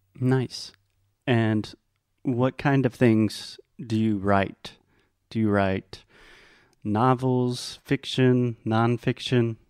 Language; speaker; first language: English; non-native, fluent; Portuguese